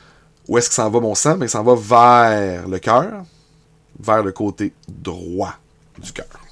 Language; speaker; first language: French; native; French